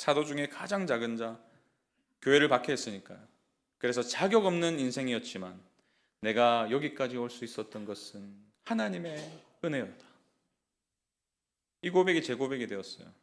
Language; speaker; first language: Korean; native; Korean